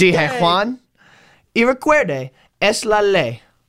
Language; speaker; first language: Spanish; non-native, learner; English